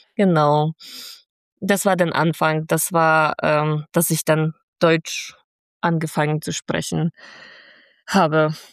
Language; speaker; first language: German; non-native, fluent; Polish